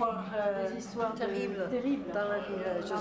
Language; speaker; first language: French; non-native, learner; English